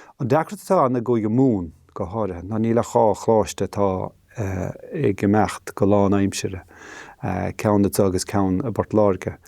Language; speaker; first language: Irish; native; Irish